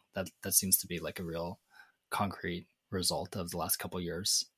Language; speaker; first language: English; native; English